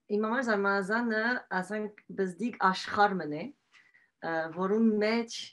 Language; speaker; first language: Armenian; early bilingual, heritage; Armenian